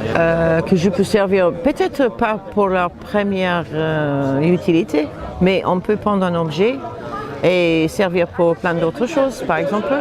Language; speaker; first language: French; non-native, fluent; English